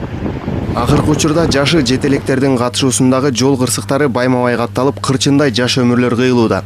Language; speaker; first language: Kyrgyz; native; Kyrgyz